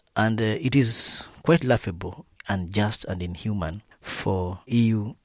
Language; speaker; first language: English; non-native, local second language; Luo (Kenya and Tanzania)